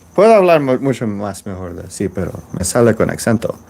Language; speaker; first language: Spanish; non-native, learner; English